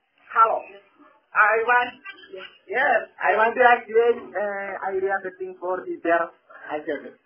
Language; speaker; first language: English; non-native, learner; Malayalam